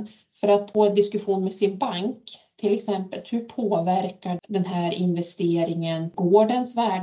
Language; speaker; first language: Swedish; native; Swedish